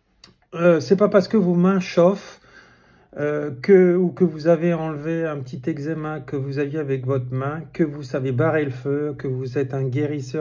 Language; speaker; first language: French; native; French